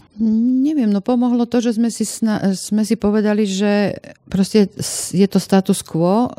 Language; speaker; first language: Slovak; native; Slovak